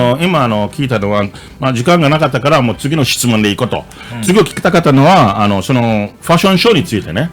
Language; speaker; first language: Japanese; non-native, fluent; English